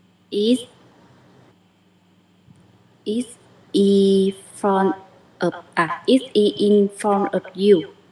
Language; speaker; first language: English; non-native, learner; Vietnamese